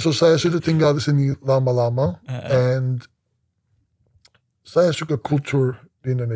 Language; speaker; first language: Indonesian; non-native, learner; English